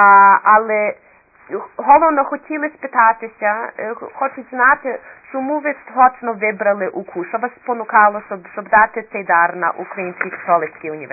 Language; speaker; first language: Ukrainian; early bilingual, heritage; Ukrainian